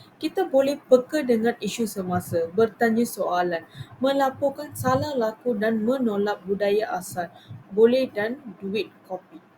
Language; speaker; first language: Malay; non-native, local second language; Tamil